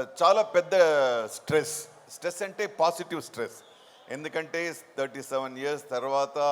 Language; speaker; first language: Telugu; non-native, local second language; Tamil